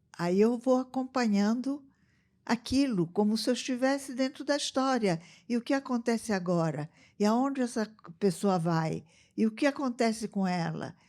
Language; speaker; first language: Portuguese; early bilingual, other home language; Italian